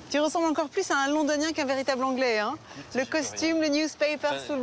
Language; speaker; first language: French; native; French